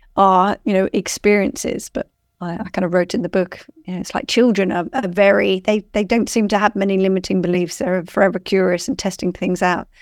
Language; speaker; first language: English; native; English